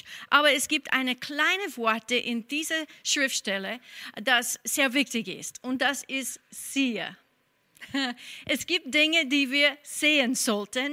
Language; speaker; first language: German; non-native, fluent; English